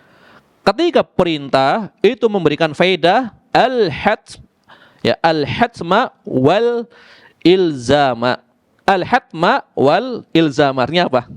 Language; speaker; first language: Indonesian; native; Indonesian